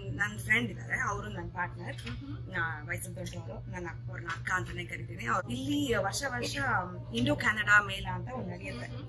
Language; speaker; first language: Kannada; non-native, local second language; Telugu